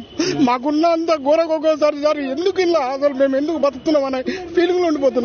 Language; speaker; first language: Telugu; native; Telugu